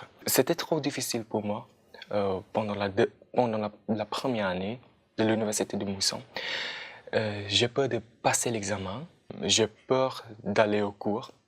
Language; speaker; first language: French; non-native, fluent; Khmer